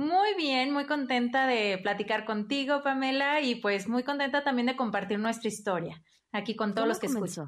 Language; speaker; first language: Spanish; native; Spanish